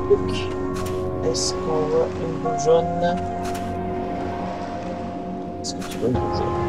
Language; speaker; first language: French; native; French